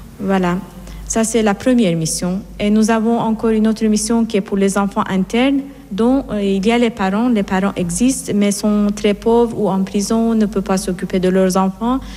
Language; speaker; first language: French; non-native, fluent; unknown